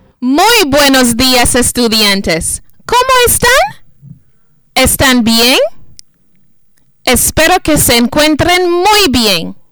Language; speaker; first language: Spanish; non-native, fluent; English